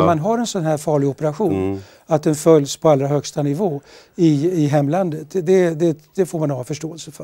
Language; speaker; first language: Swedish; native; Swedish